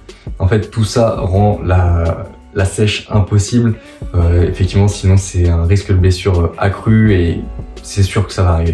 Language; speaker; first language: French; native; French